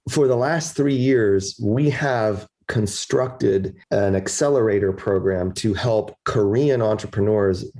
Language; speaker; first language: English; early bilingual, other home language; German